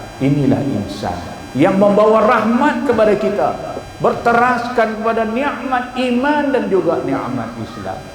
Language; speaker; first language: Malay; native; Malay